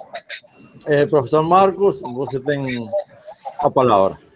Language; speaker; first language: Portuguese; non-native, fluent; Spanish